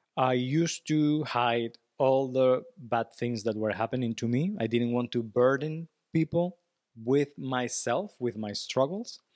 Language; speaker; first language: English; non-native, fluent; Spanish